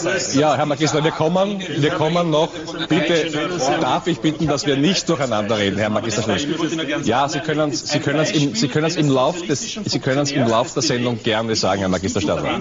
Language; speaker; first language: German; native; German